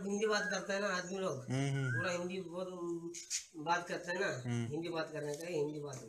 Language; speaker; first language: Hindi; non-native, local second language; Kannada